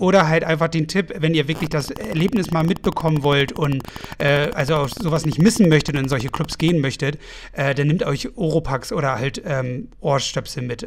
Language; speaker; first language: German; native; German